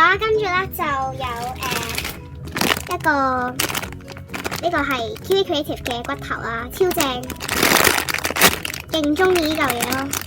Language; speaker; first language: Cantonese; native; Cantonese